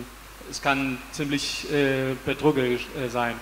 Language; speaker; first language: German; non-native, fluent; Spanish